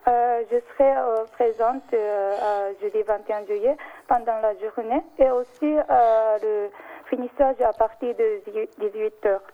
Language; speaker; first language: French; non-native, learner; Japanese